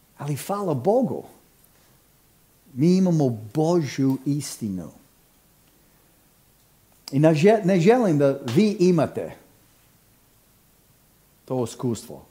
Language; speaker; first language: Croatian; non-native, fluent; English